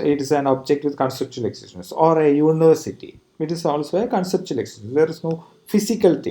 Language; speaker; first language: English; non-native, local second language; Malayalam